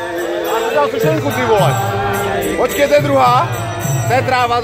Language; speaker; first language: Czech; native; Czech